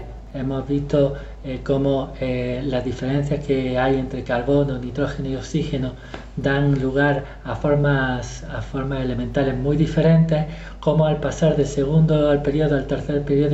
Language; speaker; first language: Spanish; native; Spanish